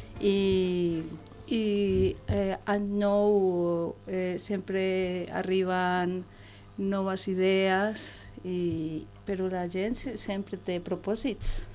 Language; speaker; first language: Catalan; non-native, learner; Spanish